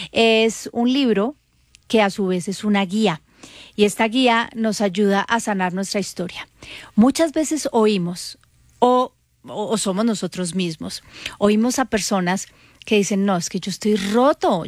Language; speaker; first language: Spanish; native; Spanish